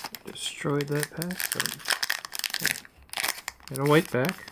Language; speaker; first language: English; native; English